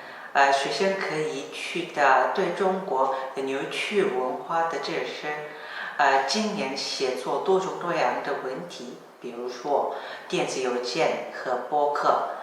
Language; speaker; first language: Chinese; non-native, learner; Korean